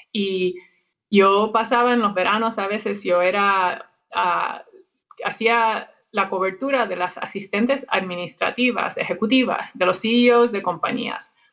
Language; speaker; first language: Spanish; non-native, fluent; English